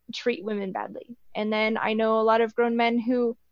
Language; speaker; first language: English; native; English